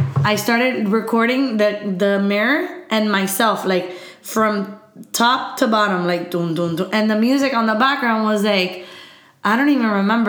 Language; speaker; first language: English; early bilingual, other home language; Spanish